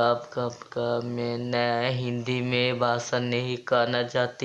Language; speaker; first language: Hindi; non-native, learner; Bangla